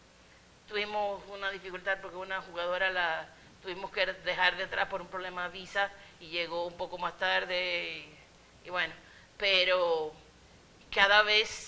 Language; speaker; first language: Spanish; native; Spanish